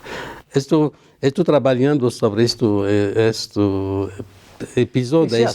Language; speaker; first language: Portuguese; non-native, learner; Arabic